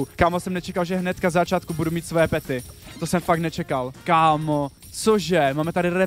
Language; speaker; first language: Czech; native; Czech